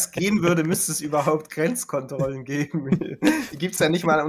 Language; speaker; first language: German; native; German